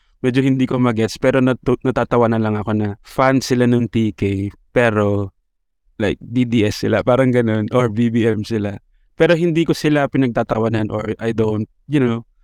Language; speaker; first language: Filipino; native; Filipino